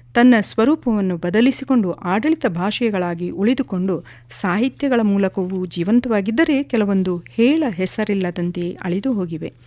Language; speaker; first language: Kannada; non-native, local second language; Kodava